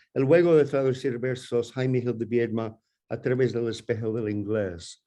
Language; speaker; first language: Spanish; non-native, fluent; English